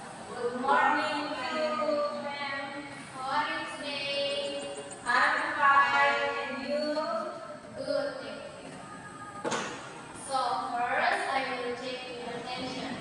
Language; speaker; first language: English; non-native, learner; Indonesian